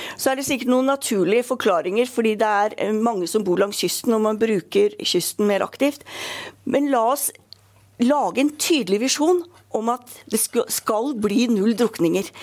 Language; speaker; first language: Norwegian; native; Norwegian